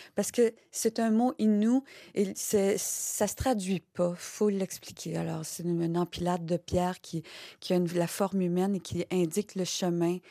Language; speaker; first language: French; native; French